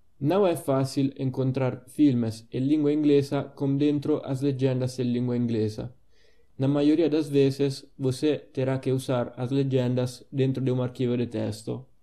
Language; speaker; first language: Portuguese; non-native, fluent; Italian